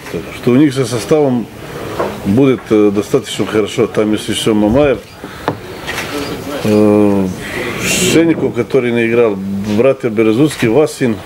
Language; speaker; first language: Russian; non-native, fluent; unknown